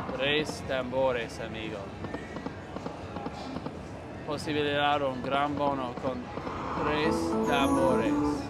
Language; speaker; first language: Spanish; non-native, learner; English